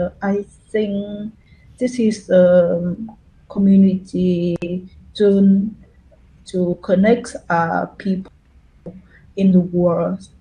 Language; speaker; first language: English; non-native, learner; Vietnamese